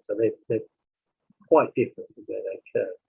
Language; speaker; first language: English; native; English